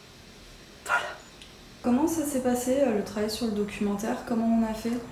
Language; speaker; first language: French; native; French